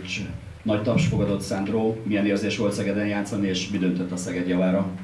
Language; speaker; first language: Hungarian; native; Hungarian